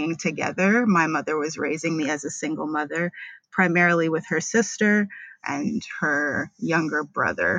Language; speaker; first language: English; native; English